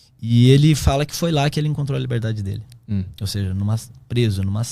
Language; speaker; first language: Portuguese; native; Portuguese